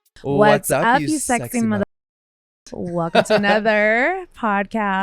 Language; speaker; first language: English; native; English